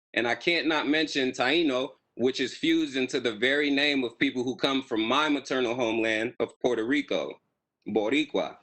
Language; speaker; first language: English; native; English